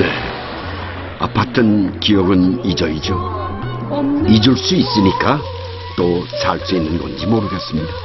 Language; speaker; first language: Korean; native; Korean